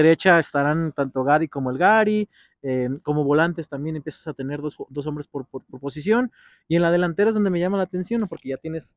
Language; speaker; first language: Spanish; native; Spanish